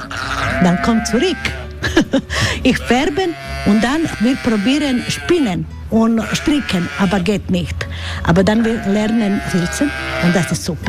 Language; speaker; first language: German; non-native, learner; Croatian